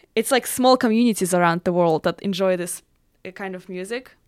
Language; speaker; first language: English; non-native, fluent; Russian